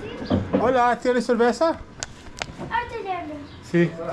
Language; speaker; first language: Spanish; non-native, learner; English